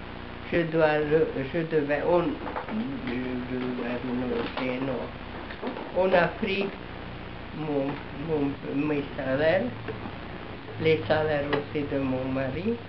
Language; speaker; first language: French; non-native, fluent; Hungarian